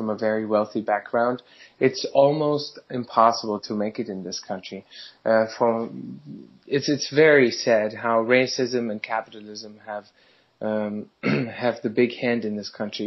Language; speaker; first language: English; non-native, fluent; German